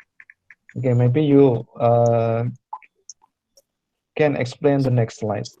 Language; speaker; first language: English; non-native, fluent; Indonesian